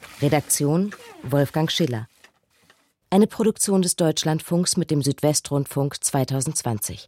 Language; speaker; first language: German; native; German